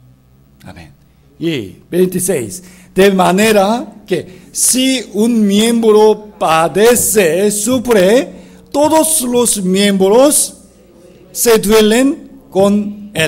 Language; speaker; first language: Spanish; non-native, fluent; Korean